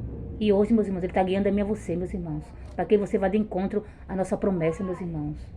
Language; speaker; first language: Portuguese; native; Portuguese